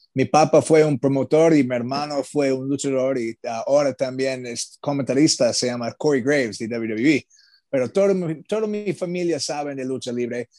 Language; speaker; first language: Spanish; non-native, learner; English